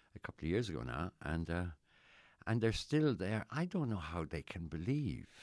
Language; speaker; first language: English; native; English